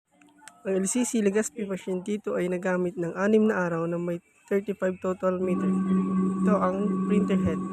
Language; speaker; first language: Filipino; non-native, local second language; Bikol